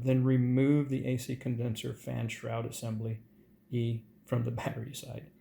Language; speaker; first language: English; native; English